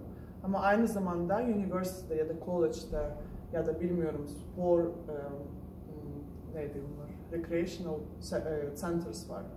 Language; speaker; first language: Turkish; non-native, fluent; Russian